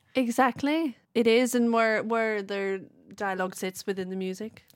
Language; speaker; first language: English; native; English